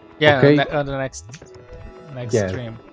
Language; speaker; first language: English; non-native, fluent; Portuguese